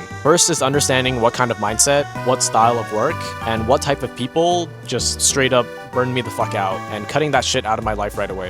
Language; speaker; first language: English; native; English